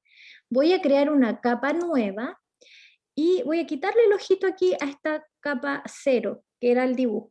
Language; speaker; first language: Spanish; native; Spanish